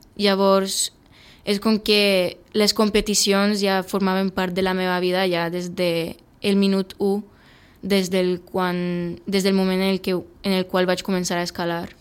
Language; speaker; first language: Catalan; early bilingual, other home language; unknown